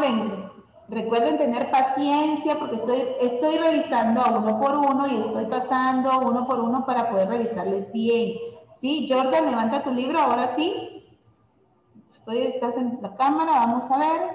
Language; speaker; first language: Spanish; native; Spanish